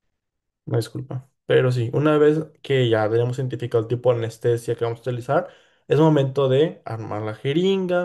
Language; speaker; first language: Spanish; native; Spanish